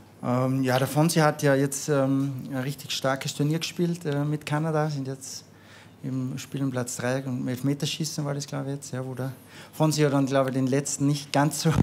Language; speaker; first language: German; native; German